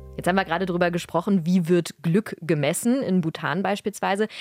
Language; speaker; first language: German; native; German